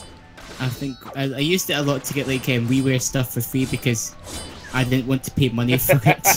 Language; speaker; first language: English; native; English